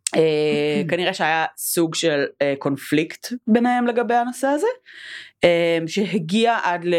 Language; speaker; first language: Hebrew; native; Hebrew